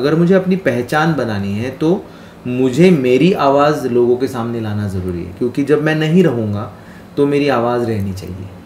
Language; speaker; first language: Hindi; non-native, local second language; Marathi